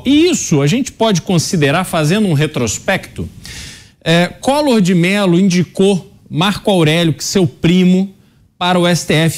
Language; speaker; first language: Portuguese; native; Portuguese